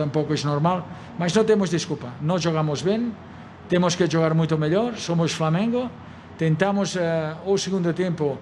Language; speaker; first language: Portuguese; non-native, learner; Spanish